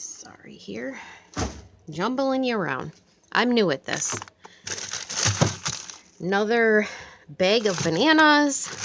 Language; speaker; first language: English; native; English